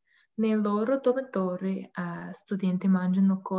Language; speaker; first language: Italian; non-native, learner; English